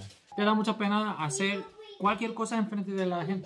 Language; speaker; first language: Spanish; non-native, fluent; Korean